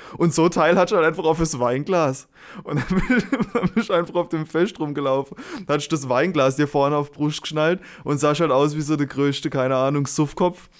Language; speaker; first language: German; native; German